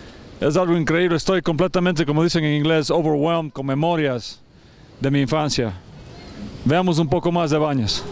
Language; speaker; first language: Spanish; non-native, local second language; English